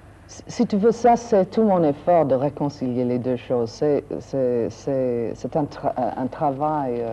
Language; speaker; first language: French; non-native, fluent; English